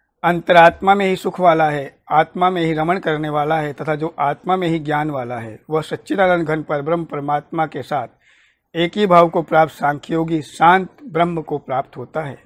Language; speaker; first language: Hindi; native; Hindi